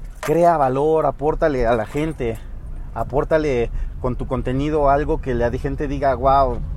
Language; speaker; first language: Spanish; native; Spanish